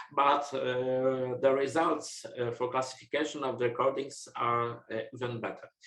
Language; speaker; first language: English; non-native, fluent; Polish